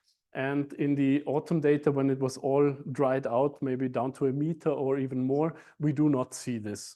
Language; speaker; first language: English; non-native, fluent; German